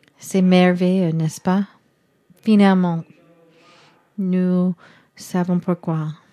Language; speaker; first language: French; non-native, learner; English